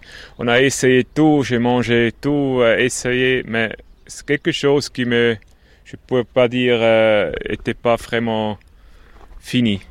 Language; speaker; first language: French; non-native, local second language; German